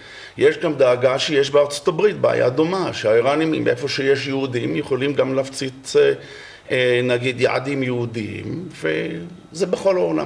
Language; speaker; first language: Hebrew; non-native, fluent; English